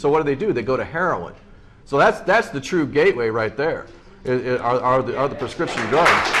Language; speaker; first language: English; native; English